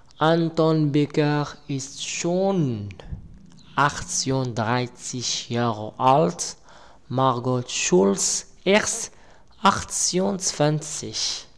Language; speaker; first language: German; non-native, learner; Arabic